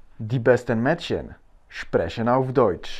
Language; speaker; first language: German; non-native, learner; Polish